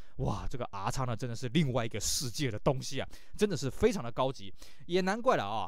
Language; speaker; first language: Chinese; native; Chinese